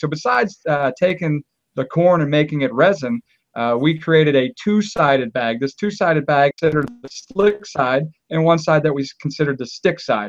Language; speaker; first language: English; native; English